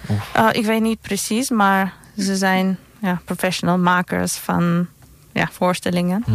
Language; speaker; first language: Dutch; non-native, fluent; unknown